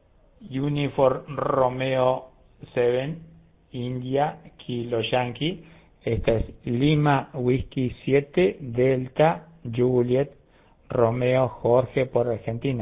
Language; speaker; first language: Spanish; native; Spanish